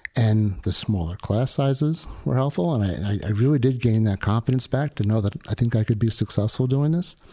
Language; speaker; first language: English; native; English